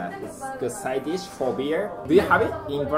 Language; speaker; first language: English; non-native, fluent; Japanese